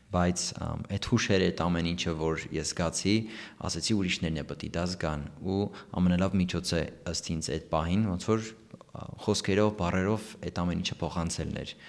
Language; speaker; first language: Armenian; early bilingual, heritage; Armenian